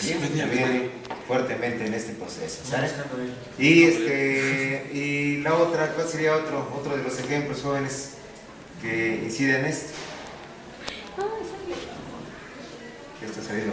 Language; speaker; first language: Spanish; native; Spanish